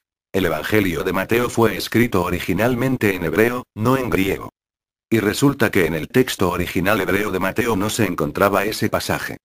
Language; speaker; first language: Spanish; native; Spanish